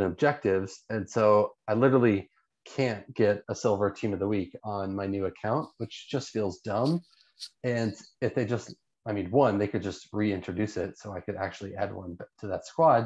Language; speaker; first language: English; native; English